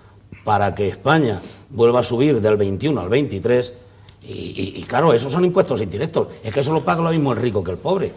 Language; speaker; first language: Spanish; native; Spanish